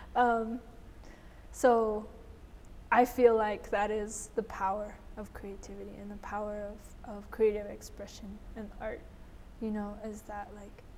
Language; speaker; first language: English; native; English